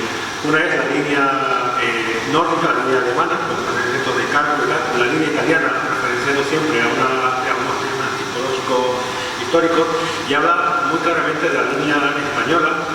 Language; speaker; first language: Spanish; native; Spanish